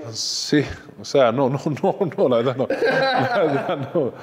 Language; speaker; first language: Spanish; native; Spanish